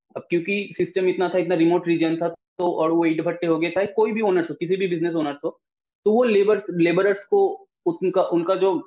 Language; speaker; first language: Hindi; non-native, local second language; Bangla